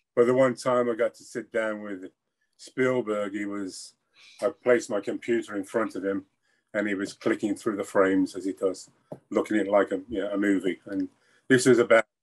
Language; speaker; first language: English; native; English